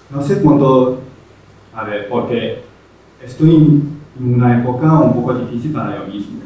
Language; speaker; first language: Spanish; non-native, fluent; Chinese